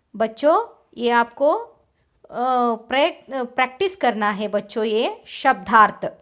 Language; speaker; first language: Hindi; non-native, local second language; Kannada